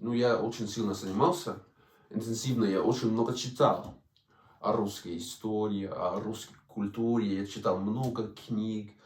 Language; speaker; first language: Russian; non-native, fluent; Danish